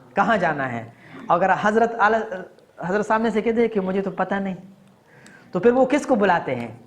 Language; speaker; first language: Urdu; non-native, local second language; Pashto